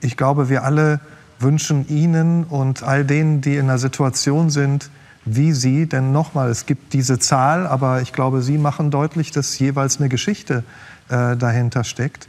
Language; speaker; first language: German; native; German